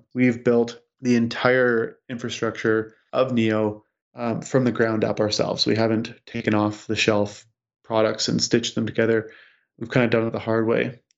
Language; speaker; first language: English; native; English